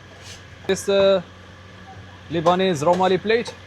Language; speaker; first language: English; non-native, learner; French